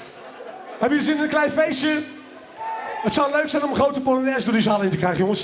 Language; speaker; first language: Dutch; native; Dutch